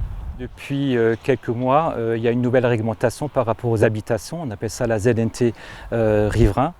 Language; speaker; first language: French; native; French